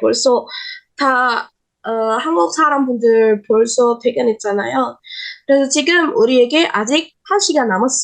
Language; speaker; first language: Korean; non-native, learner; Indonesian